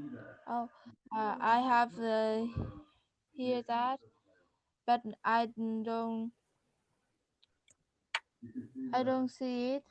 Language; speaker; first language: English; non-native, learner; Vietnamese